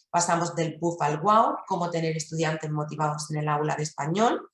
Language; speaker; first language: Spanish; native; Spanish